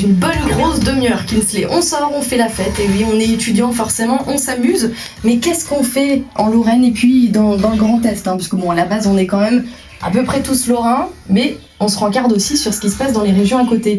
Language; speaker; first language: French; native; French